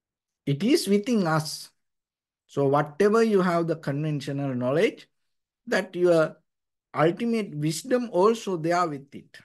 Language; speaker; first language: English; non-native, fluent; Sinhala